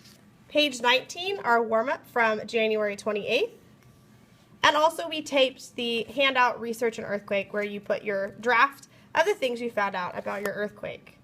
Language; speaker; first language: English; native; English